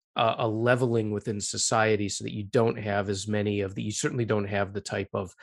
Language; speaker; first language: English; native; English